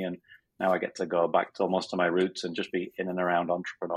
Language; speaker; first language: English; native; English